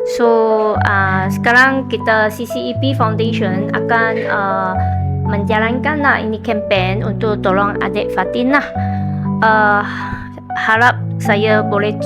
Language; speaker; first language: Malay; non-native, local second language; Chinese